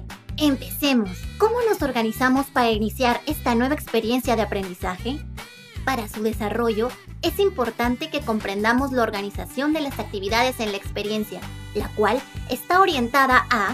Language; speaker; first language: Spanish; native; Spanish